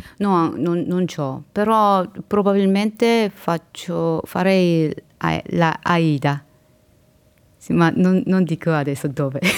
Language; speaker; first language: Italian; non-native, learner; Korean